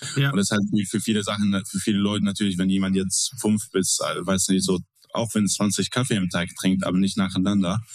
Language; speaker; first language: German; non-native, fluent; Arabic